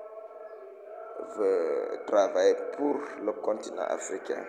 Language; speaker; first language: French; non-native, local second language; Wolof